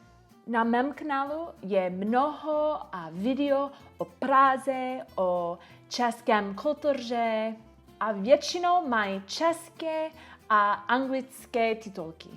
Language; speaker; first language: Czech; non-native, learner; English